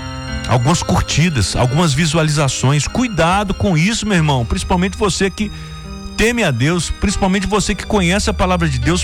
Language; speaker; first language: Portuguese; native; Portuguese